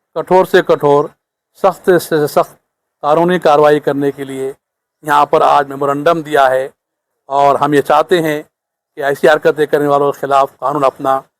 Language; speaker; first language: Urdu; native; Urdu